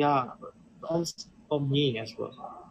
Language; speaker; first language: English; non-native, learner; Bangla